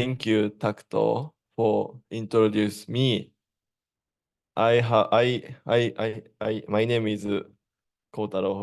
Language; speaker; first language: English; non-native, learner; Japanese